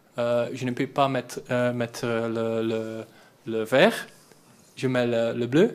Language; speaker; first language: French; non-native, learner; Dutch